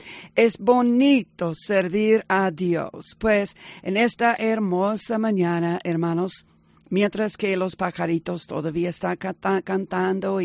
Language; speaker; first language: Spanish; early bilingual, heritage; Spanish